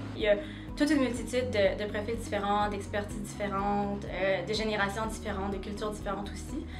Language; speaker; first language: French; early bilingual, other home language; Vietnamese